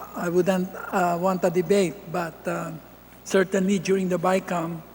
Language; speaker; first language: English; non-native, local second language; Filipino